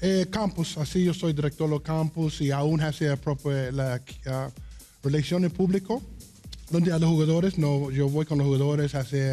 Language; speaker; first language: Spanish; non-native, learner; English